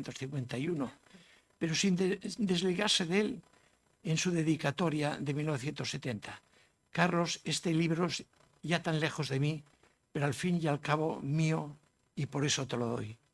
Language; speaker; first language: Spanish; native; Spanish